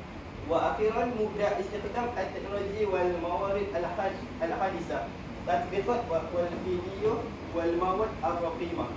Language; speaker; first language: Arabic; non-native, learner; Malay